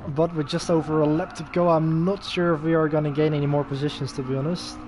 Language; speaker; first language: English; non-native, fluent; Dutch